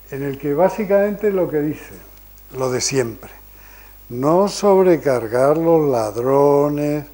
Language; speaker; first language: Spanish; native; Spanish